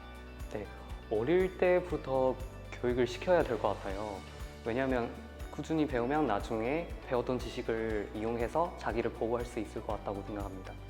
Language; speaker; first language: Korean; non-native, fluent; Chinese